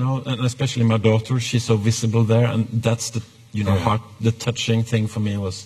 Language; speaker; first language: English; non-native, fluent; Norwegian